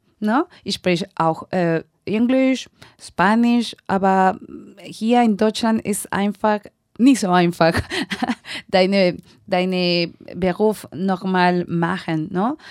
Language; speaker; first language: German; non-native, learner; Spanish